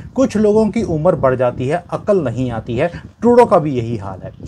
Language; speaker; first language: Hindi; native; Hindi